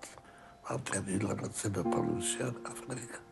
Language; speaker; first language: Hebrew; non-native, fluent; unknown